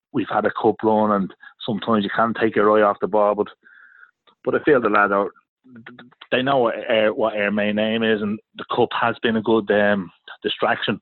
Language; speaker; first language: English; native; English